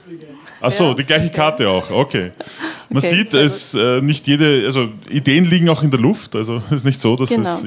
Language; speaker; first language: German; native; German